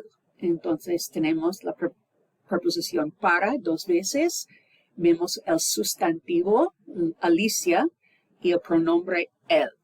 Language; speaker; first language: Spanish; non-native, fluent; English